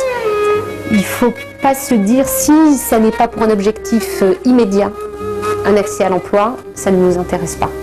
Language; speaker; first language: French; native; French